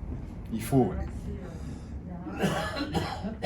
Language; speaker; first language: French; native; French